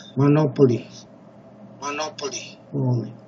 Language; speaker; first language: English; non-native, learner; Spanish